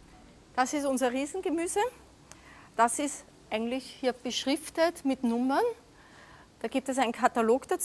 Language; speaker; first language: German; native; German